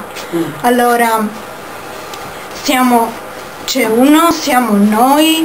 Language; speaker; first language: Italian; non-native, fluent; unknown